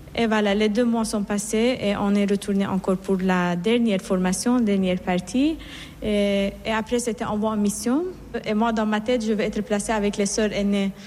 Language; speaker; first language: French; non-native, fluent; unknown